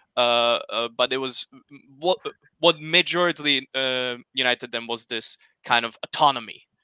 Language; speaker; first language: English; non-native, fluent; Slovak